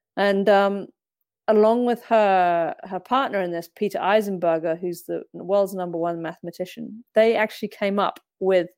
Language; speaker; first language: English; native; English